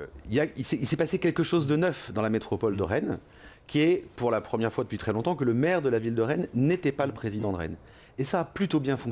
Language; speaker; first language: French; native; French